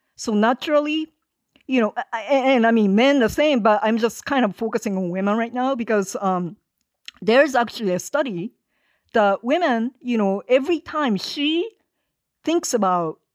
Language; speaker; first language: English; non-native, fluent; Japanese